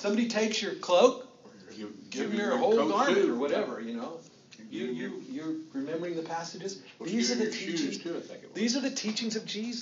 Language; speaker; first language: English; native; English